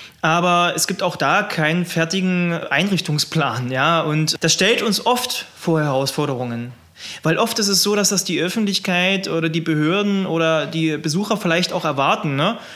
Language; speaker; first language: German; native; German